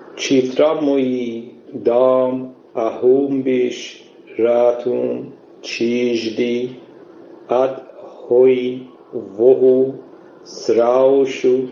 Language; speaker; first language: Persian; native; Persian